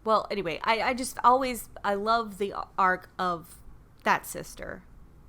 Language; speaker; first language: English; native; English